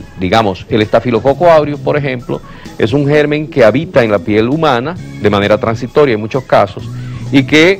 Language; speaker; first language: Spanish; native; Spanish